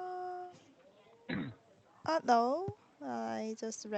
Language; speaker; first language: English; non-native, learner; Korean